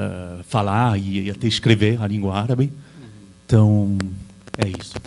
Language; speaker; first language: Portuguese; non-native, fluent; French